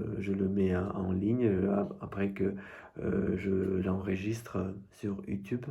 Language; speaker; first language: French; non-native, fluent; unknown